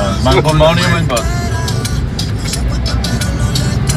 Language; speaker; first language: English; non-native, learner; Spanish